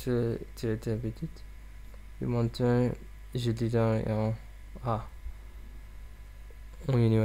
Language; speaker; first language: French; non-native, learner; English